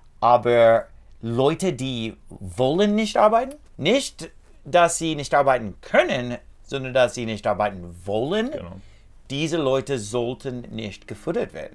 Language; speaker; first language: German; non-native, learner; English